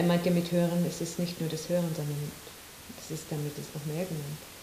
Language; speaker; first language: German; native; German